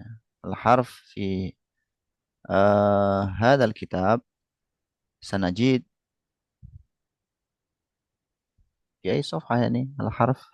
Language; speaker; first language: Arabic; non-native, fluent; Indonesian